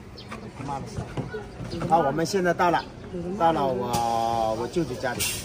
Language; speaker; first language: Chinese; native; Chinese